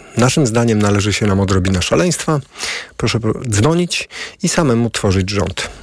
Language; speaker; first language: Polish; native; Polish